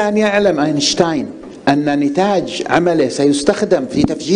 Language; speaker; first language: Arabic; native; Arabic